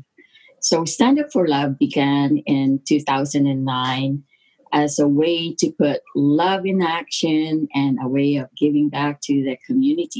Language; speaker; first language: English; non-native, local second language; Filipino